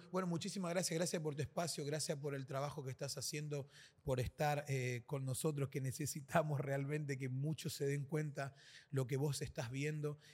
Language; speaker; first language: Spanish; native; Spanish